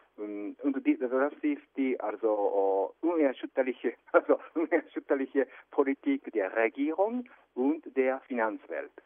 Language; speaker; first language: German; non-native, fluent; Japanese